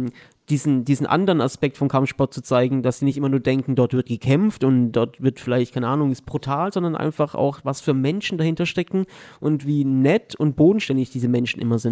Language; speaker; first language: German; native; German